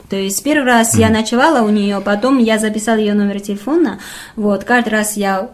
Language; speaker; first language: Russian; non-native, fluent; Chinese